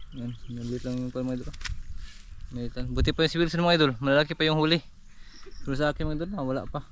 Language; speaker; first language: Filipino; non-native, local second language; Cebuano